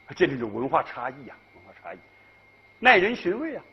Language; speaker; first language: Chinese; native; Chinese